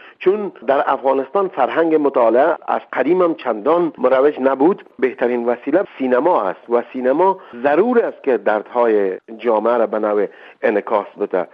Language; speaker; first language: Persian; native; Persian